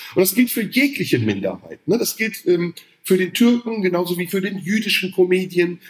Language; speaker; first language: German; early bilingual, other home language; Turkish